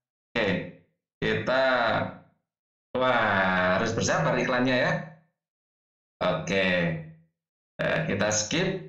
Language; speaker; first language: Indonesian; native; Indonesian